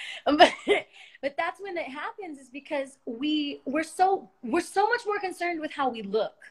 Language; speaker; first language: English; early bilingual, other home language; Spanish